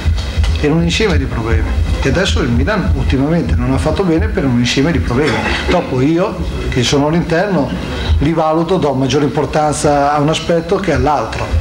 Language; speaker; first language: Italian; native; Italian